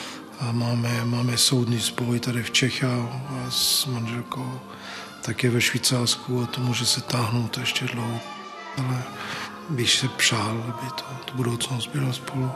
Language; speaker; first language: Czech; early bilingual, heritage; Czech